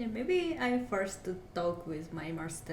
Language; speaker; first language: English; non-native, learner; Japanese